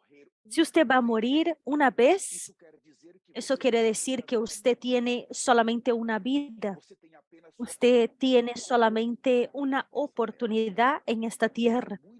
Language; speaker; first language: Spanish; non-native, fluent; Portuguese